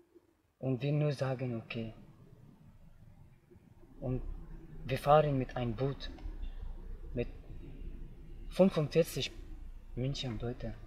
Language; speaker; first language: German; non-native, learner; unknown